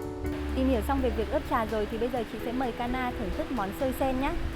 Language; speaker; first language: Vietnamese; native; Vietnamese